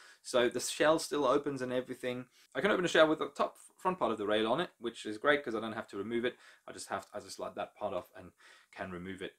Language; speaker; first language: English; non-native, fluent; German